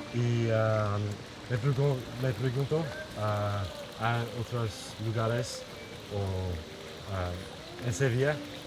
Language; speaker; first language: Spanish; non-native, learner; English